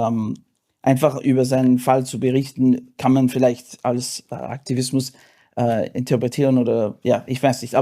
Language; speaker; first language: German; non-native, fluent; English